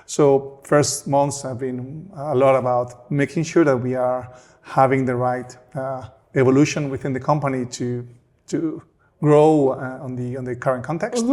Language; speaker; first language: English; non-native, fluent; Spanish